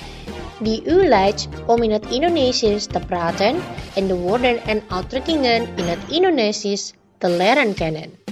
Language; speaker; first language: Dutch; non-native, fluent; Indonesian